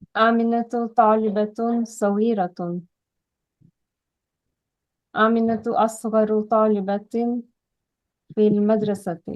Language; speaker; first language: Arabic; non-native, learner; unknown